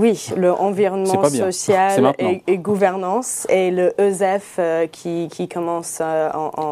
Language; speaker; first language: French; non-native, fluent; English